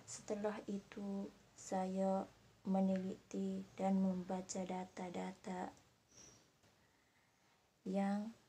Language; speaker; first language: Indonesian; non-native, learner; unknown